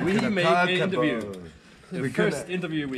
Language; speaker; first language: English; non-native, fluent; German